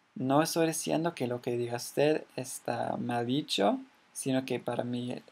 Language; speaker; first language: Spanish; non-native, fluent; English